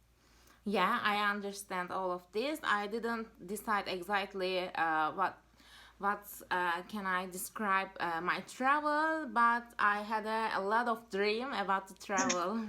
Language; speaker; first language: English; non-native, learner; Turkish